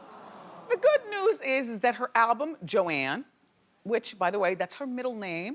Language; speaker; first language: English; native; English